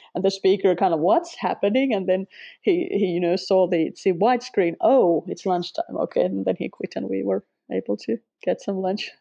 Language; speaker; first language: English; non-native, fluent; Finnish